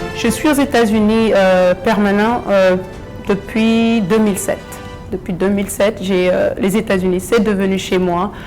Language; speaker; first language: French; early bilingual, other home language; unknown